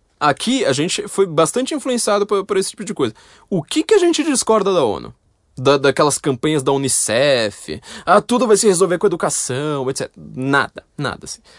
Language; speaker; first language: Portuguese; native; Portuguese